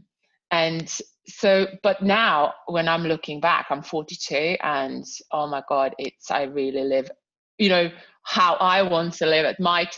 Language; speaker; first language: English; non-native, fluent; Croatian